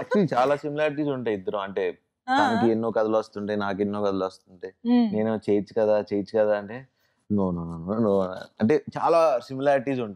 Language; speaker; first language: Telugu; native; Telugu